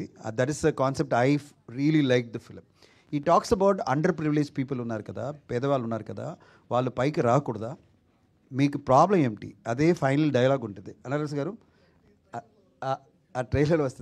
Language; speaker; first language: Telugu; non-native, fluent; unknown